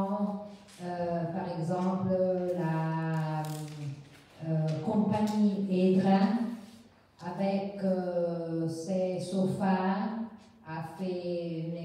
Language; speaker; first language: French; non-native, fluent; Italian